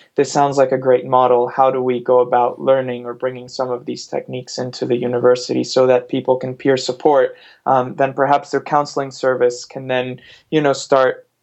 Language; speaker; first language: English; non-native, fluent; Spanish